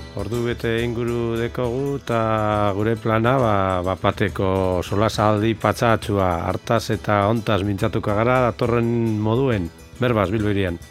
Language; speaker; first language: Basque; native; Basque